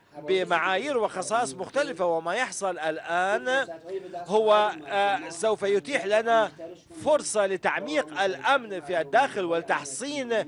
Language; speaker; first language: Arabic; non-native, fluent; Persian